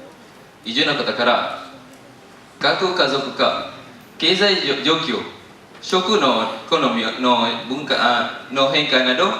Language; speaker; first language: Japanese; non-native, learner; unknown